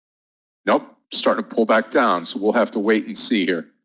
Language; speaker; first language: English; native; English